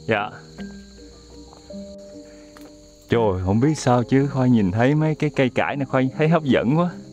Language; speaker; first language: Vietnamese; native; Vietnamese